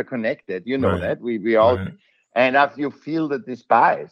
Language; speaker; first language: English; non-native, fluent; German